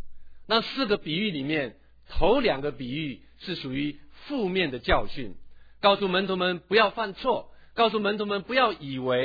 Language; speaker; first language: Chinese; native; Chinese